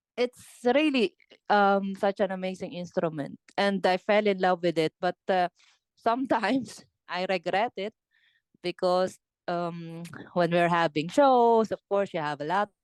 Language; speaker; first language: English; non-native, local second language; Filipino